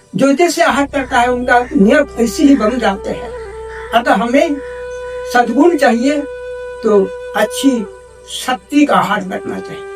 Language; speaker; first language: Hindi; non-native, local second language; Bangla